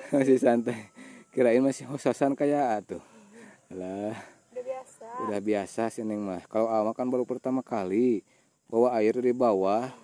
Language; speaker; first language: Indonesian; non-native, local second language; Sundanese